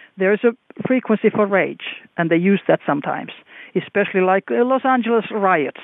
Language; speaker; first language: English; non-native, fluent; Finnish